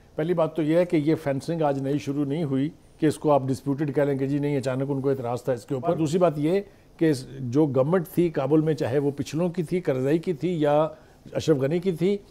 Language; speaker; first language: Urdu; native; Urdu